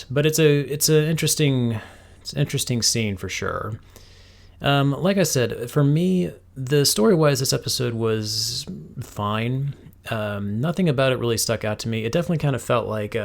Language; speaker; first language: English; native; English